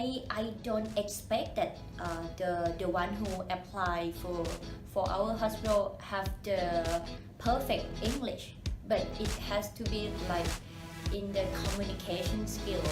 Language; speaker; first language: English; non-native, fluent; Thai